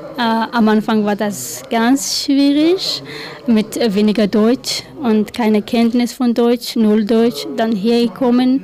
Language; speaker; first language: German; non-native, learner; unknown